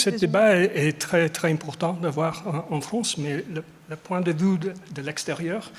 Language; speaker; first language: French; non-native, fluent; English